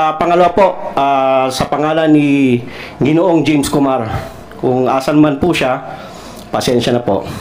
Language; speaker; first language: Filipino; non-native, local second language; Cebuano